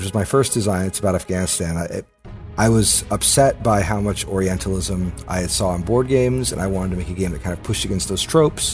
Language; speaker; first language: English; native; English